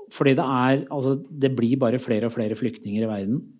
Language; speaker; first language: Norwegian; early bilingual, other home language; Persian